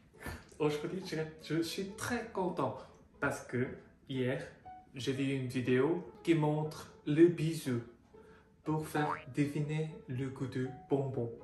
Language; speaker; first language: French; non-native, learner; Korean